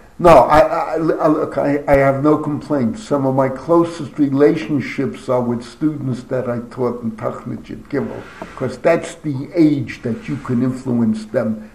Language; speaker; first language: English; native; English